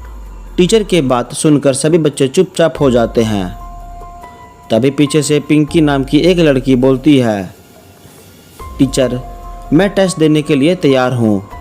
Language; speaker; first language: Hindi; native; Hindi